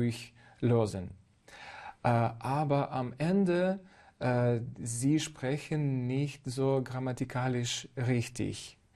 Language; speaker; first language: German; non-native, fluent; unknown